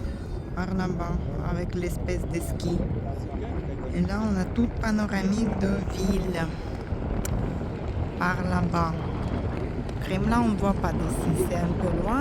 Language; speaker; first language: French; non-native, fluent; Russian